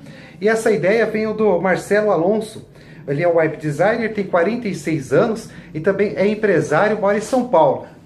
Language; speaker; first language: Portuguese; native; Portuguese